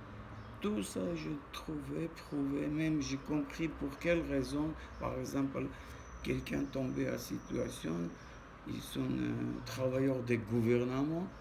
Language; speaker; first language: French; non-native, learner; Armenian